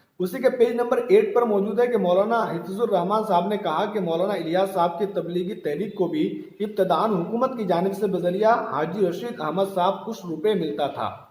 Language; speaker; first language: Urdu; native; Urdu